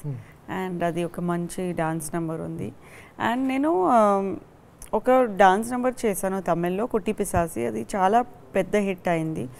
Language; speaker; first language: Telugu; non-native, fluent; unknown